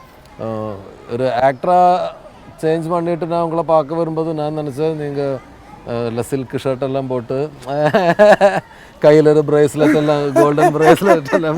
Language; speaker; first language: Tamil; non-native, fluent; Malayalam